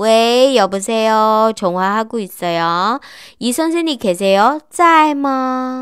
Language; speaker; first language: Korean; non-native, fluent; Chinese